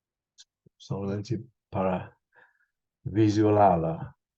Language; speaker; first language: Spanish; non-native, fluent; English